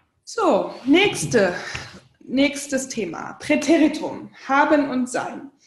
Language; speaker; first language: German; non-native, fluent; English